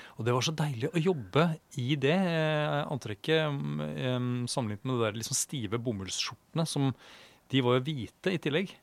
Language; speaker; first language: Norwegian; native; Norwegian